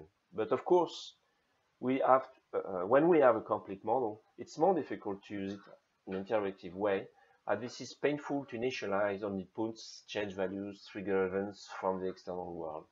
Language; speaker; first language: English; non-native, fluent; French